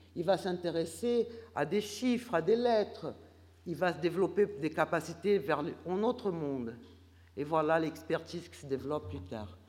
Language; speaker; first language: French; non-native, fluent; Portuguese